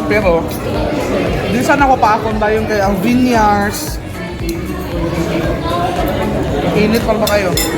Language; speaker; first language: Filipino; non-native, local second language; Cebuano